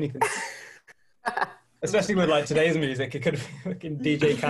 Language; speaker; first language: English; native; English